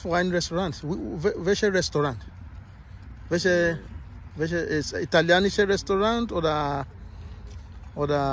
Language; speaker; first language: German; non-native, learner; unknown